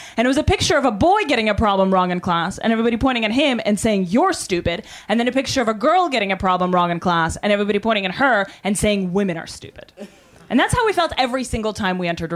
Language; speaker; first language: English; non-native, fluent; Russian